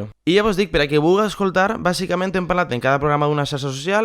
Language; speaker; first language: Catalan; native; Catalan